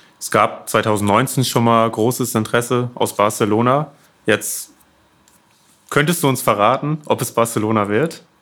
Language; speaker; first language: German; native; German